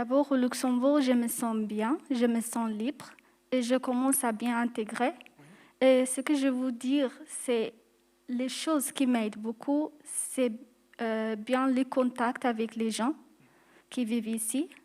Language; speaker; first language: French; non-native, fluent; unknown